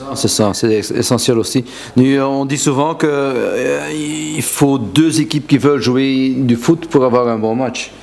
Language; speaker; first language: French; non-native, fluent; Dutch